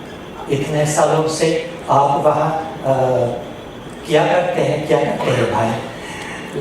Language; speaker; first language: Hindi; non-native, fluent; Russian